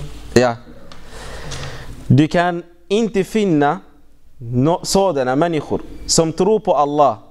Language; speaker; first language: Swedish; non-native, fluent; Arabic